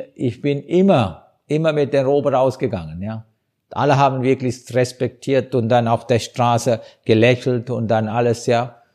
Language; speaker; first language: German; non-native, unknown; Sinhala